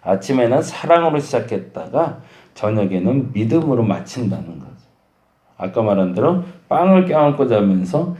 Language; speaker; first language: Korean; native; Korean